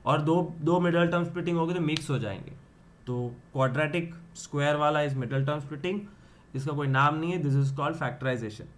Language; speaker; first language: Hindi; non-native, local second language; Gujarati